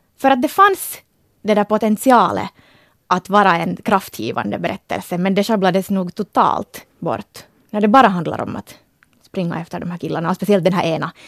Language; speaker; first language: Swedish; native; Swedish